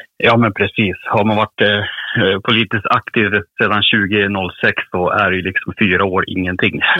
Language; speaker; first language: Swedish; native; Swedish